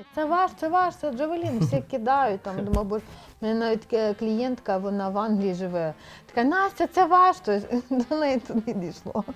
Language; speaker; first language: Ukrainian; non-native, local second language; Russian